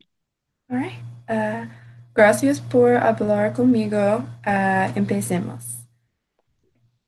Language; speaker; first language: Spanish; non-native, learner; English